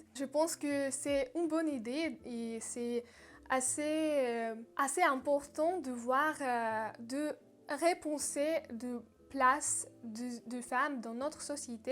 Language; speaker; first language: French; non-native, learner; Russian